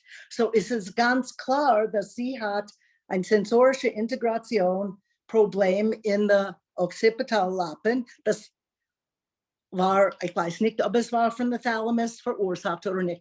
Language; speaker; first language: German; non-native, learner; English